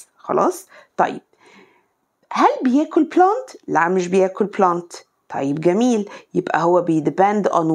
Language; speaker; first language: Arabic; native; Arabic